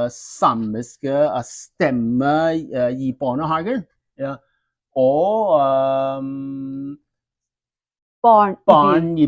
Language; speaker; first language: Norwegian; non-native, learner; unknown